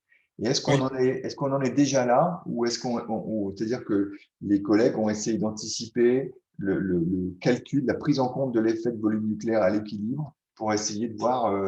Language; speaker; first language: French; native; French